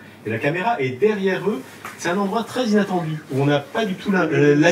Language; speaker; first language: French; native; French